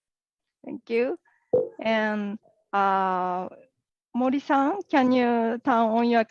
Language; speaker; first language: English; non-native, learner; Japanese